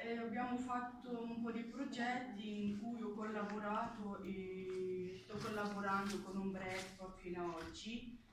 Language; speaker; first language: Italian; non-native, fluent; Arabic